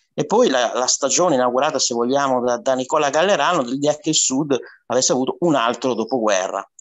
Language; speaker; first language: Italian; native; Italian